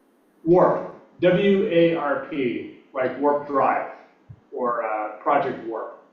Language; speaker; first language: English; native; English